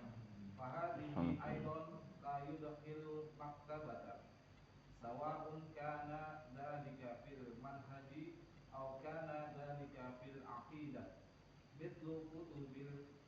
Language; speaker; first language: Arabic; non-native, learner; Indonesian